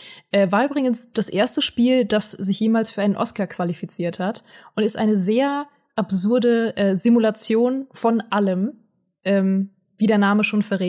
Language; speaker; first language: German; native; German